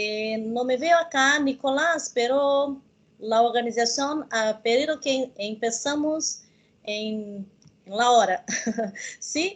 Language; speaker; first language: Spanish; non-native, learner; Portuguese